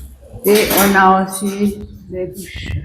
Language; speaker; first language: French; non-native, fluent; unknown